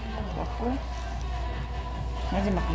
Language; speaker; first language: Korean; non-native, learner; Filipino